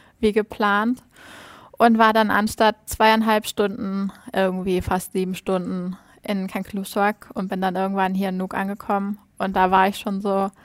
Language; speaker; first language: German; native; German